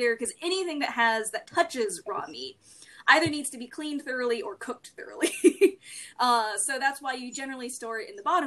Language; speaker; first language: English; native; English